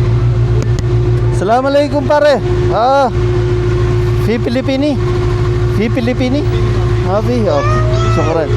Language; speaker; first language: Arabic; non-native, learner; Filipino